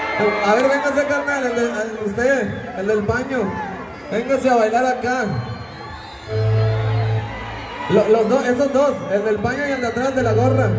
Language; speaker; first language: Spanish; native; Spanish